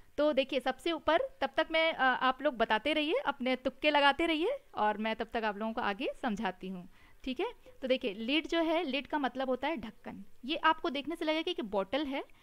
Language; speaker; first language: Hindi; native; Hindi